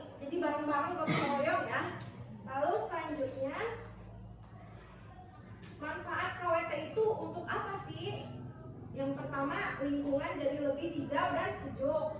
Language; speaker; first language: Indonesian; native; Indonesian